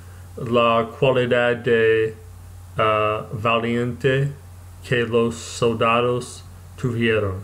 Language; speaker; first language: Spanish; non-native, learner; English